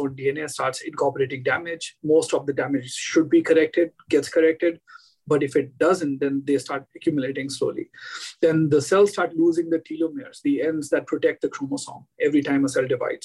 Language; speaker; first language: English; non-native, local second language; Hindi